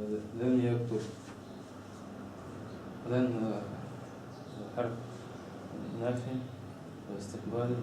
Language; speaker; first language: Arabic; non-native, learner; Chechen